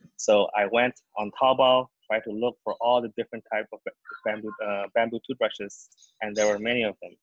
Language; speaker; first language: English; non-native, fluent; Indonesian